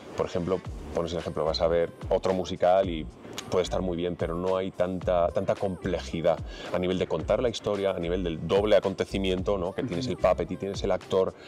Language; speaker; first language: Spanish; native; Spanish